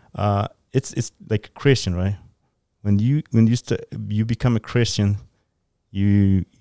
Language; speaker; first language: English; non-native, fluent; Spanish